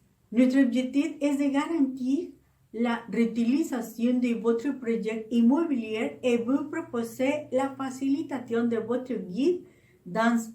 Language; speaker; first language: French; non-native, learner; Spanish